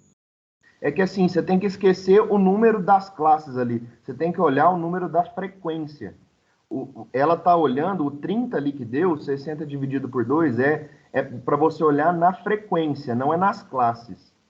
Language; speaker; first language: Portuguese; native; Portuguese